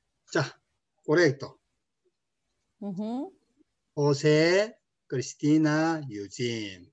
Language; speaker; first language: Spanish; non-native, learner; Korean